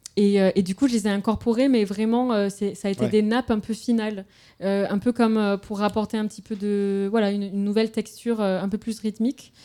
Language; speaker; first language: French; native; French